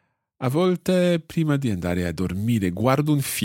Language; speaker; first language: Italian; non-native, learner; English